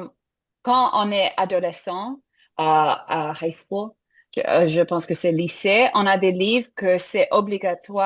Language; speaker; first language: French; non-native, fluent; English